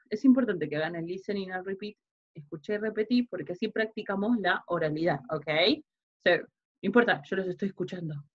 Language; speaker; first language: Spanish; native; Spanish